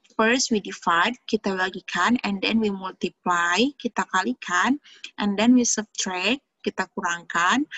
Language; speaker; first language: English; non-native, fluent; Indonesian